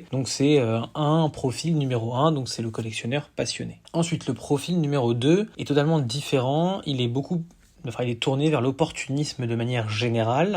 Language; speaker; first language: French; native; French